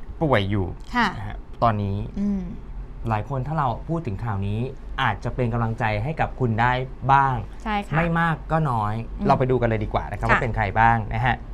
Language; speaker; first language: Thai; native; Thai